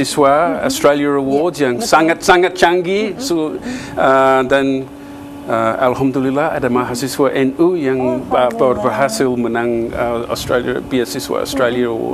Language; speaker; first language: Indonesian; non-native, fluent; English